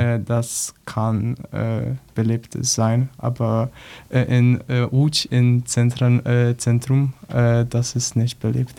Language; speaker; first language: German; non-native, learner; Polish